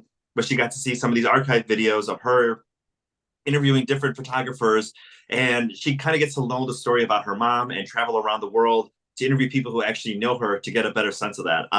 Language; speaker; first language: English; native; English